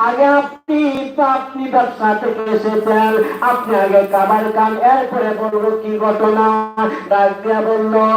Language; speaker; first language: Bangla; native; Bangla